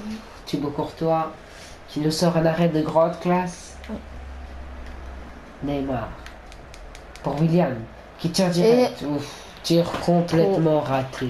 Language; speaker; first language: French; native; French